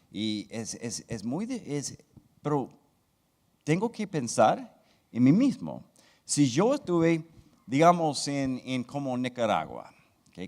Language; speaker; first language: Spanish; non-native, fluent; English